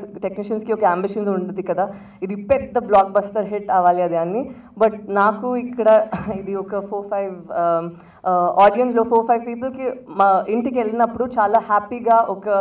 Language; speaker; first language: Telugu; non-native, local second language; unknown